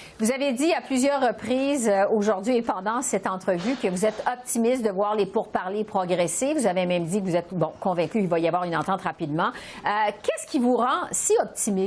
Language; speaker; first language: French; native; French